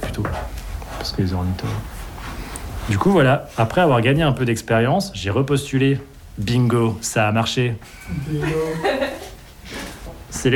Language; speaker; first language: French; native; French